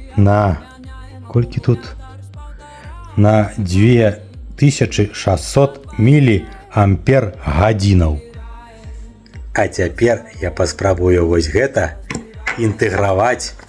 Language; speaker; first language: Belarusian; non-native, local second language; Russian